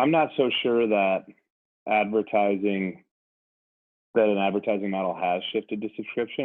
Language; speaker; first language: English; native; English